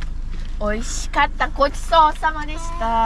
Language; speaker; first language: Japanese; early bilingual, other home language; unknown